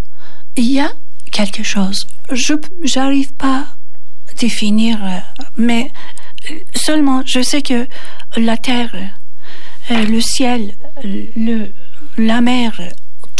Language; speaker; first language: French; non-native, learner; Turkish